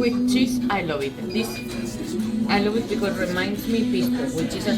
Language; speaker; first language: English; non-native, learner; Spanish